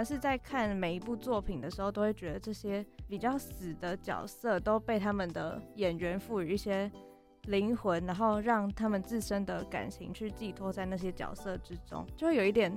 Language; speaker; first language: Chinese; native; Chinese